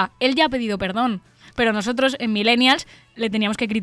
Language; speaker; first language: Spanish; native; Spanish